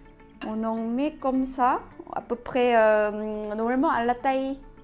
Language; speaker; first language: French; non-native, learner; Korean